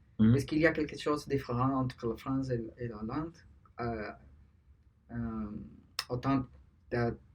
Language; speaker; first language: French; non-native, learner; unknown